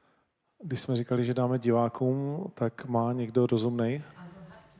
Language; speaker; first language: Czech; native; Czech